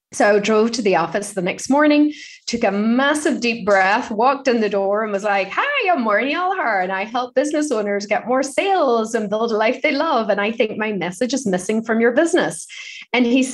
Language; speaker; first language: English; native; English